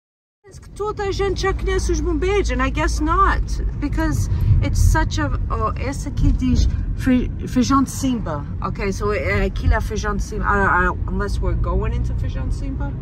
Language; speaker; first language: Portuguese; early bilingual, heritage; English